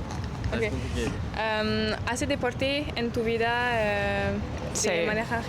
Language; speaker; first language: Spanish; non-native, learner; French